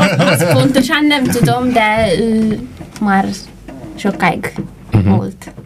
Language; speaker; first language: Hungarian; non-native, learner; Amharic